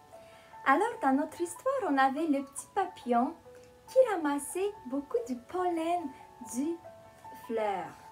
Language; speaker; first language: French; non-native, fluent; Romanian